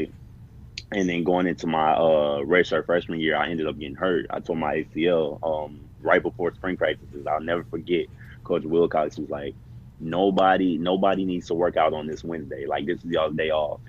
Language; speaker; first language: English; native; English